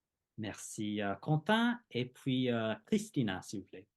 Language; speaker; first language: French; non-native, fluent; English